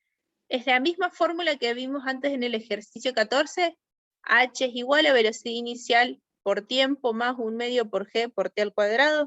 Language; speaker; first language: Spanish; native; Spanish